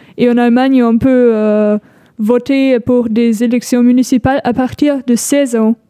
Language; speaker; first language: French; non-native, fluent; German